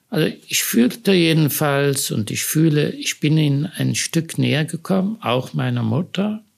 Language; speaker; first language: German; native; German